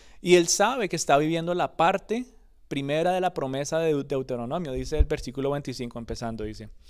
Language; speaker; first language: Spanish; early bilingual, other home language; English